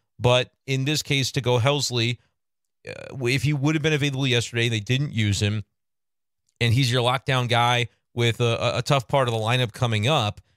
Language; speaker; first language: English; native; English